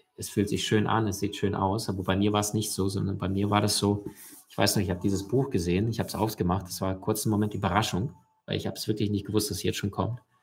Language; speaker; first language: German; early bilingual, other home language; Russian